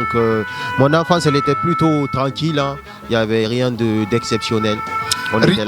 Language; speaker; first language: French; non-native, local second language; Fula